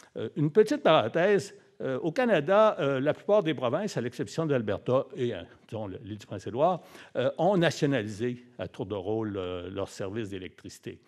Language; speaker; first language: French; native; French